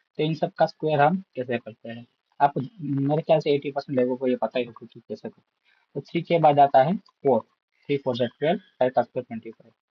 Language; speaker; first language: Hindi; non-native, local second language; Gujarati